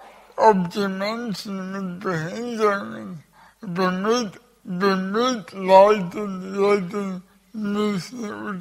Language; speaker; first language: German; early bilingual, other home language; Russian